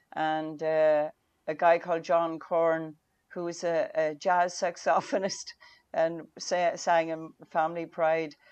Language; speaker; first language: English; non-native, local second language; Irish